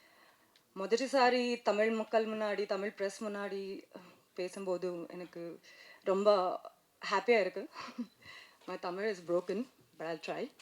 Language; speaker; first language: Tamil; non-native, learner; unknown